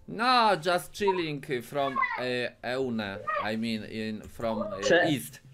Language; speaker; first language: English; non-native, learner; Polish